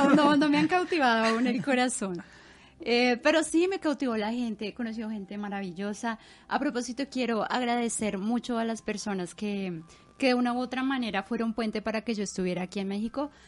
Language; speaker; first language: Spanish; native; Spanish